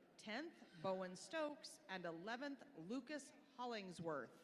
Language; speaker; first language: English; native; English